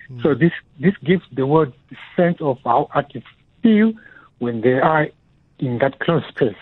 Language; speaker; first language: English; non-native, local second language; Shona